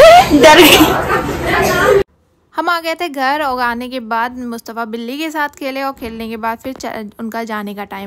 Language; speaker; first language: Hindi; native; Hindi